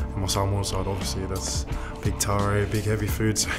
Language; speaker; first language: English; native; English